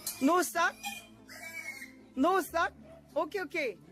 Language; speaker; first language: English; non-native, learner; Korean